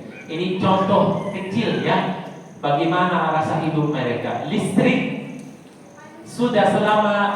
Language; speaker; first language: Indonesian; non-native, fluent; Arabic